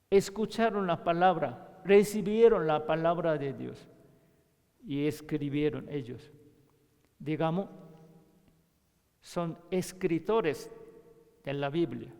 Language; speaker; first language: Spanish; non-native, learner; Korean